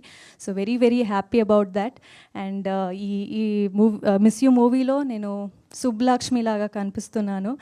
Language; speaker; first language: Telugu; non-native, fluent; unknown